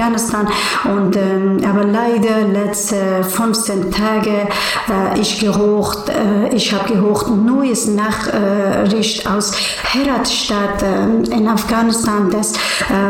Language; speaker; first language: German; non-native, learner; Persian